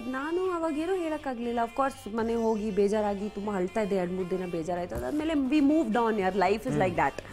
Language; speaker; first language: Kannada; non-native, fluent; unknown